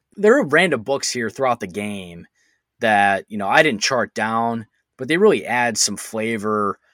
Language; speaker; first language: English; native; English